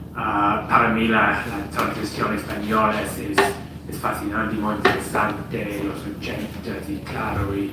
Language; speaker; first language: Spanish; non-native, fluent; English